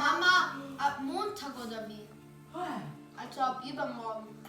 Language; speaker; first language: German; early bilingual, other home language; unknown